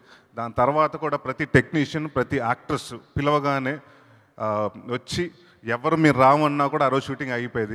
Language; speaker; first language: Telugu; native; Telugu